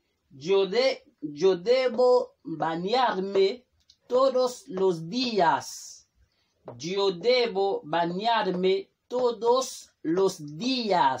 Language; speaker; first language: Spanish; non-native, fluent; Haitian Creole